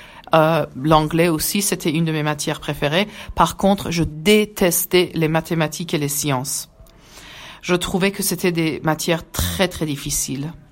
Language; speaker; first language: French; early bilingual, other home language; Persian